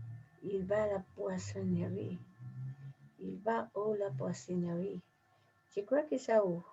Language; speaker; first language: French; non-native, learner; Spanish